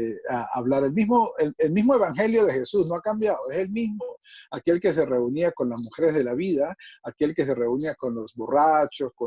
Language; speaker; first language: Spanish; native; Spanish